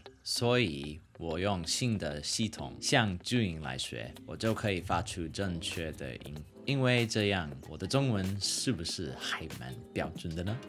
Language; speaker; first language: Chinese; non-native, fluent; English